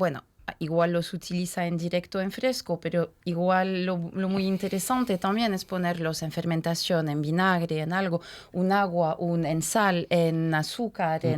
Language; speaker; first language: Spanish; non-native, fluent; French